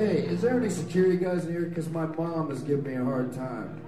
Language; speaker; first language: English; native; English